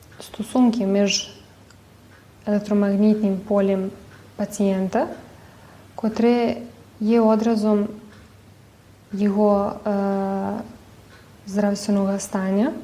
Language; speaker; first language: Ukrainian; early bilingual, heritage; Ukrainian